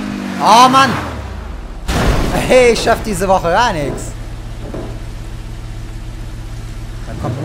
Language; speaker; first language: German; native; German